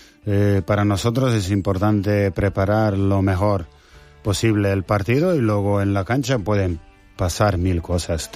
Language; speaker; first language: Spanish; non-native, fluent; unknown